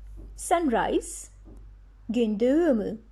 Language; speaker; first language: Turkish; non-native, fluent; Bangla